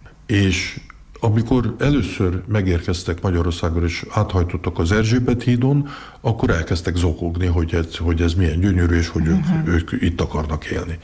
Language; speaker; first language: Hungarian; early bilingual, heritage; Hungarian